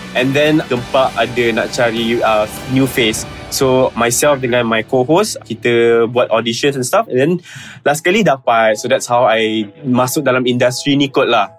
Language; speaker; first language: Malay; native; Malay